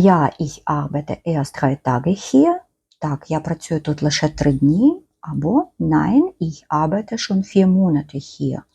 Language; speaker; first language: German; non-native, fluent; Ukrainian